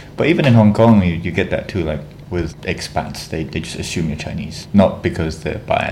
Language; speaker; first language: English; native; English